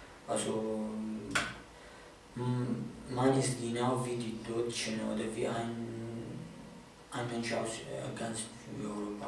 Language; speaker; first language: German; non-native, fluent; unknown